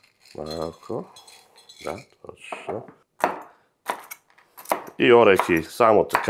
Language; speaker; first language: Bulgarian; non-native, fluent; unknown